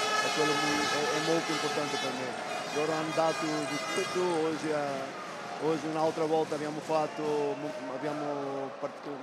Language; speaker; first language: Italian; non-native, fluent; Portuguese